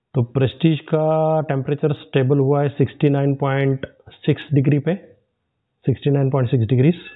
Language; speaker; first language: Hindi; non-native, local second language; Marathi